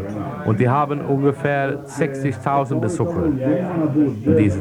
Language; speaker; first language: German; non-native, fluent; Swedish